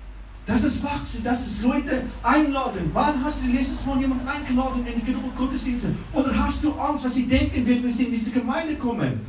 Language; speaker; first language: German; non-native, fluent; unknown